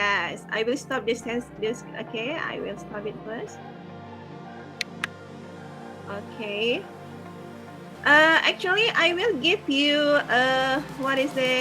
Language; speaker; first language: English; non-native, fluent; Indonesian